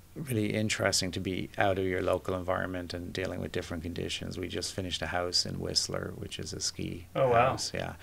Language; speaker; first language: English; native; English